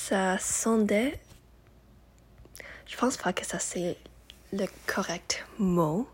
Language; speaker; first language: French; non-native, local second language; English